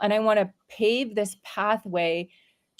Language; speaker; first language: English; native; English